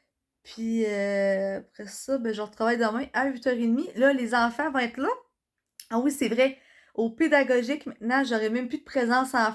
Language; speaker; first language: French; native; French